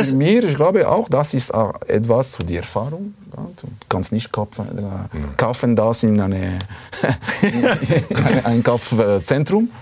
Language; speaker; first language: German; non-native, fluent; Italian